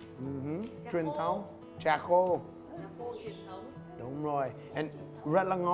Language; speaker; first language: Vietnamese; non-native, learner; English